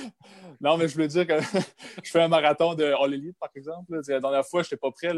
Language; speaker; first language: French; native; French